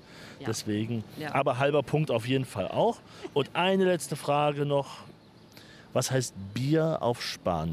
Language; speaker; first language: German; native; German